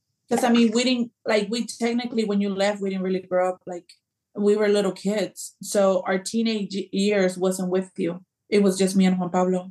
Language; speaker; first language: English; early bilingual, other home language; Spanish